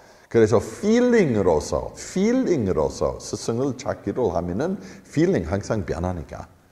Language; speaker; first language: Korean; non-native, fluent; English